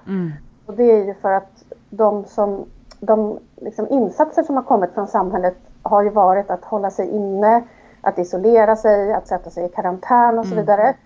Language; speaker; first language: Swedish; native; Swedish